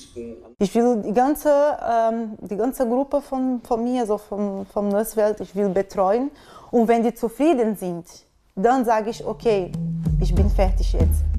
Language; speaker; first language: German; non-native, fluent; Portuguese